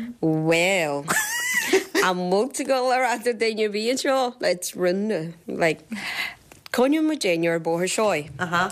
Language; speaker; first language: Irish; non-native, fluent; Portuguese